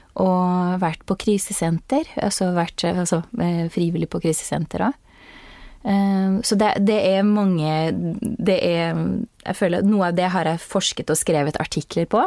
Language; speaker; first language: Norwegian; non-native, fluent; Portuguese